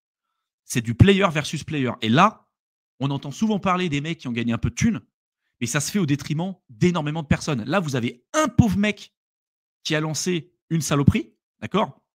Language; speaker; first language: French; native; French